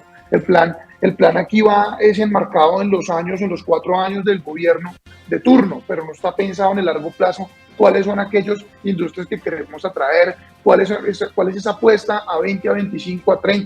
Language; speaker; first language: Spanish; native; Spanish